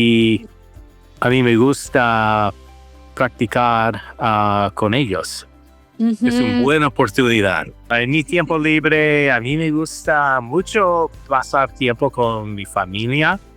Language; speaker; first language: Spanish; non-native, learner; English